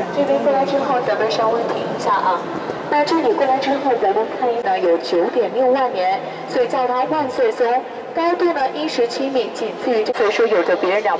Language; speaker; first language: Chinese; native; Chinese